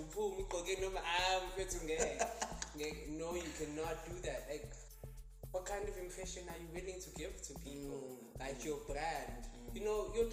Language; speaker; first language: English; non-native, local second language; Zulu